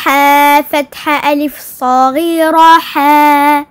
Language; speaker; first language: Arabic; non-native, learner; French